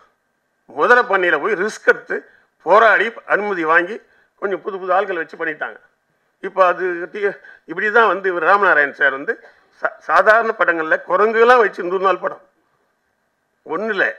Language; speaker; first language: Tamil; native; Tamil